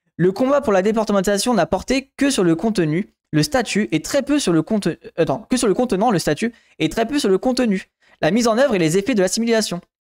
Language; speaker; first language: French; native; French